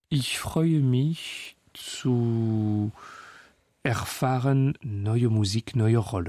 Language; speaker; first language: German; non-native, fluent; French